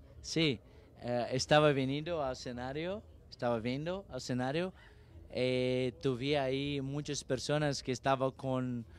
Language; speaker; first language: Spanish; non-native, learner; Portuguese